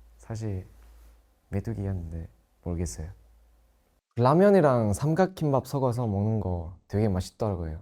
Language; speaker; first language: Korean; non-native, local second language; Thai